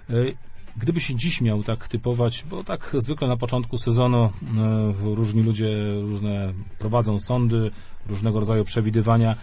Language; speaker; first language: Polish; native; Polish